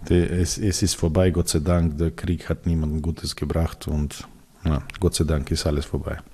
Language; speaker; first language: German; non-native, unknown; Serbian